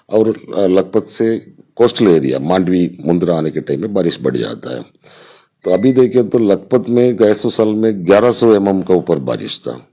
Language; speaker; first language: Hindi; non-native, local second language; Gujarati